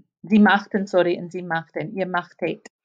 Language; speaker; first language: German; non-native, fluent; English